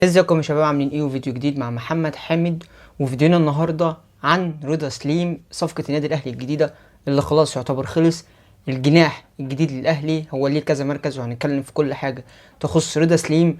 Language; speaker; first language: Arabic; native; Arabic